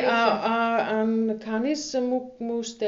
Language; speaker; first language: Greek; non-native, learner; German